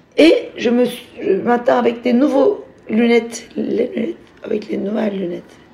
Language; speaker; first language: French; non-native, fluent; Turkish